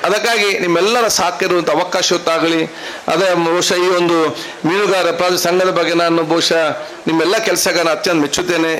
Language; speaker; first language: Kannada; non-native, local second language; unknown